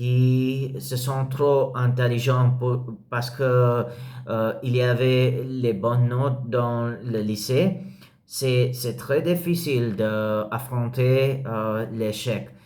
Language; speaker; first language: French; non-native, learner; English